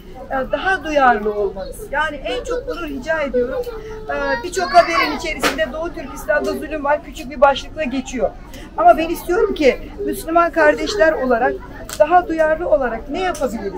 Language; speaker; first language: Turkish; native; Turkish